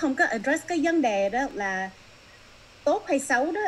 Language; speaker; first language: Vietnamese; early bilingual, heritage; Vietnamese